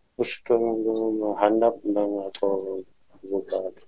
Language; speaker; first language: Filipino; non-native, learner; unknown